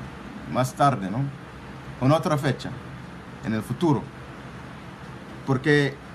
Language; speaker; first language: Spanish; non-native, local second language; English